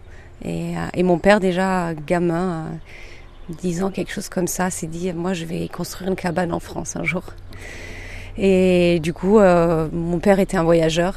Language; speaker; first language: French; native; French